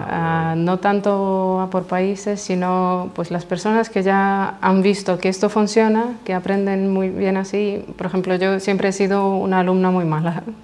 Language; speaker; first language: Spanish; non-native, fluent; Russian